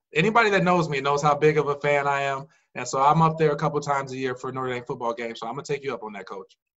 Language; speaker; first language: English; native; English